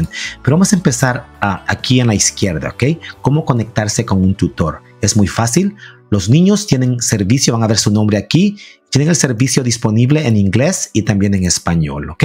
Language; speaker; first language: Spanish; early bilingual, heritage; Spanish